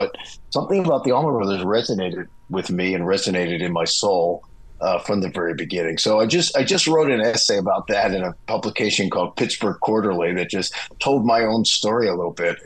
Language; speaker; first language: English; native; English